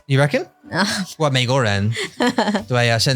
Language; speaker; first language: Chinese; non-native, fluent; English